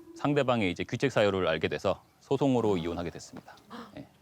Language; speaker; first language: Korean; native; Korean